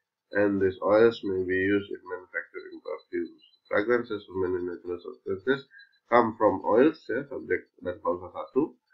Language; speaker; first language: English; non-native, fluent; Indonesian